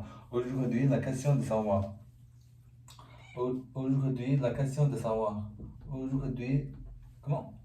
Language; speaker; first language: French; non-native, learner; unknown